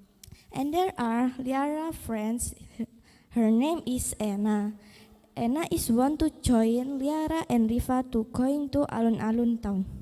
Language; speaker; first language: English; non-native, learner; Indonesian